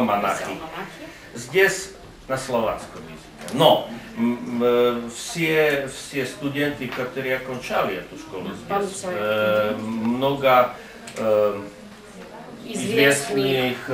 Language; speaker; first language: Russian; non-native, learner; Slovak